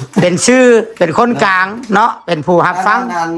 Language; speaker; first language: Thai; non-native, local second language; Lao